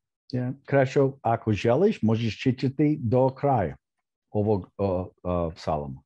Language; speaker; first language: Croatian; early bilingual, heritage; Croatian